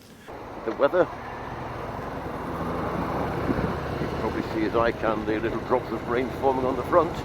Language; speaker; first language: English; native; English